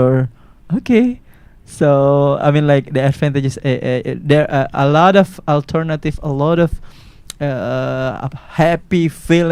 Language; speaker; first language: English; non-native, learner; Indonesian